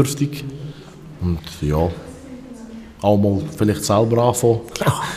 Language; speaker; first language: German; early bilingual, other home language; Albanian